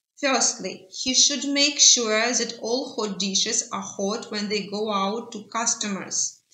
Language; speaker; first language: English; non-native, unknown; Ukrainian